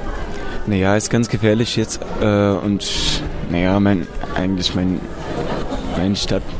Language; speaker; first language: German; non-native, learner; Arabic